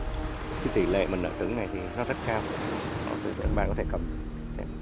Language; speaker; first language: Vietnamese; native; Vietnamese